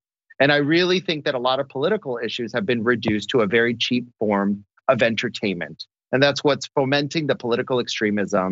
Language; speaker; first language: English; native; English